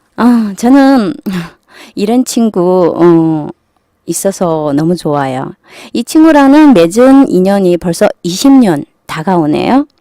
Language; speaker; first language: Korean; non-native, fluent; Chinese